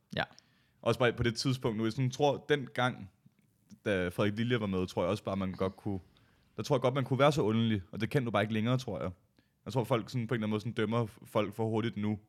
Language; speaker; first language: Danish; native; Danish